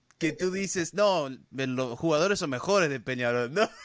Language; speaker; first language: Spanish; early bilingual, heritage; Spanish